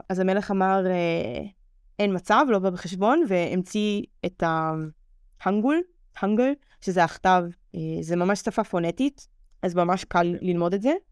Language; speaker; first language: Hebrew; native; Hebrew